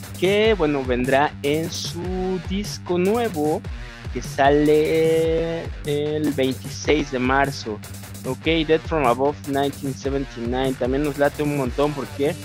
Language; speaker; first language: Spanish; native; Spanish